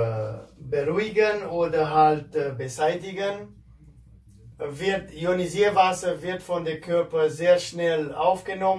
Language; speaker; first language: German; non-native, fluent; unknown